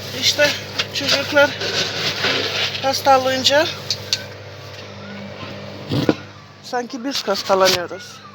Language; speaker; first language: Turkish; non-native, learner; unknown